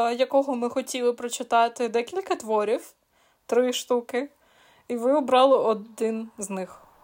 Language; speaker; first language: Ukrainian; non-native, local second language; Russian